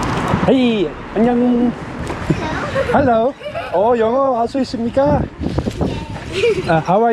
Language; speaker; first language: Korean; non-native, learner; Dutch